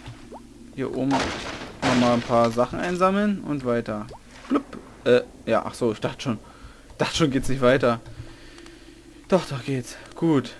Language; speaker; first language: German; native; German